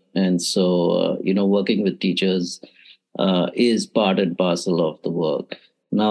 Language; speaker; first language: English; native; English